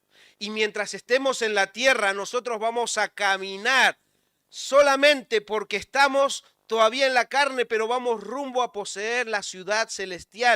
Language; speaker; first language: Spanish; native; Spanish